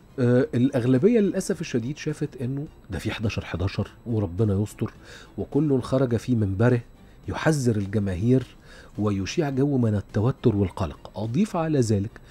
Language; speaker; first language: Arabic; native; Arabic